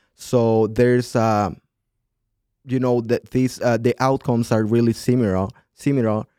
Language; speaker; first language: English; non-native, fluent; Spanish